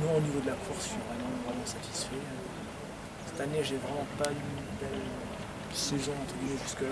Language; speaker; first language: French; native; French